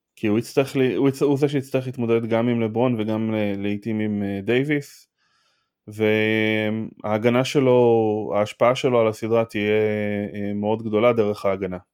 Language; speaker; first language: Hebrew; native; Hebrew